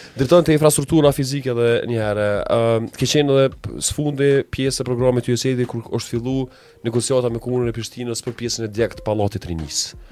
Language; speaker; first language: Albanian; native; Albanian